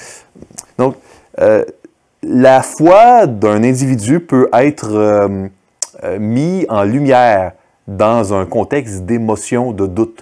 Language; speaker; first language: French; native; French